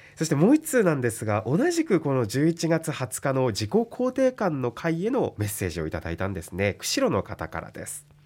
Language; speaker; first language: Japanese; native; Japanese